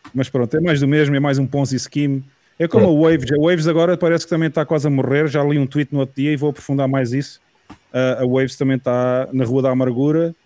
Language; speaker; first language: Portuguese; native; Portuguese